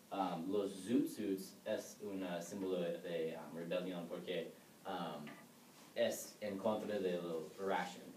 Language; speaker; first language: Spanish; non-native, learner; English